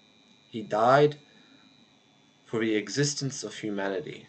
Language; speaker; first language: English; native; English